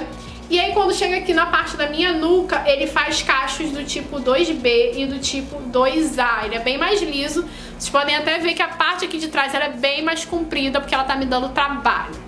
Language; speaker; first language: Portuguese; native; Portuguese